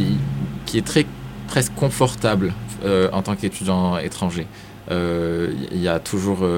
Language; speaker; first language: French; non-native, local second language; Arabic